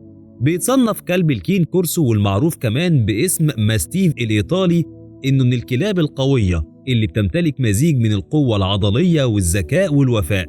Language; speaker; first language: Arabic; native; Arabic